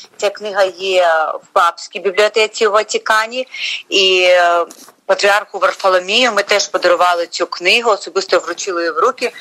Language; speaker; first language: Ukrainian; native; Ukrainian